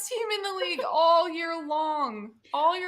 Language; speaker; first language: English; native; English